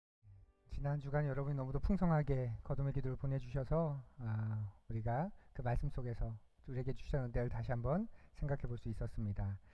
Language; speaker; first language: Korean; native; Korean